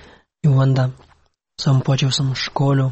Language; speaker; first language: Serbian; non-native, learner; Pashto